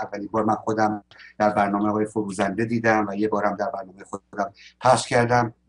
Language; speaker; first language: Persian; native; Persian